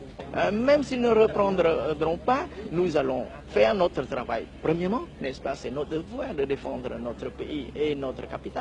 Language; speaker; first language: French; non-native, local second language; Khmer